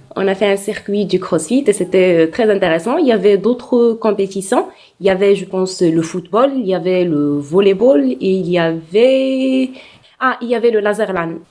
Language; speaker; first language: French; non-native, local second language; Arabic